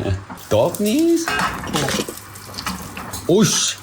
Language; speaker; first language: Persian; non-native, learner; Korean